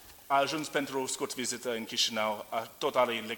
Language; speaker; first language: Romanian; non-native, learner; English